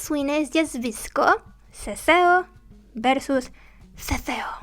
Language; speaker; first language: Polish; non-native, learner; Spanish